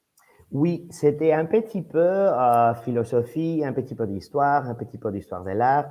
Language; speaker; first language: French; non-native, fluent; Spanish